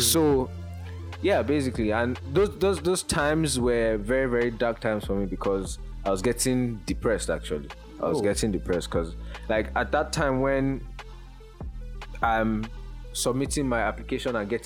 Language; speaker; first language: English; non-native, local second language; Yoruba